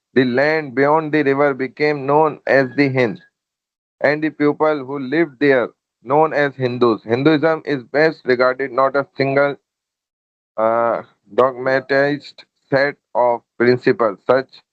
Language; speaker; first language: English; non-native, local second language; Urdu